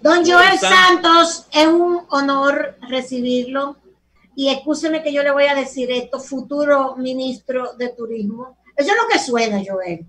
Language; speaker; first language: Spanish; native; Spanish